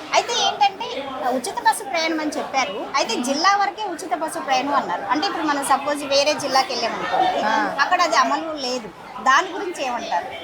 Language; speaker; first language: Telugu; native; Telugu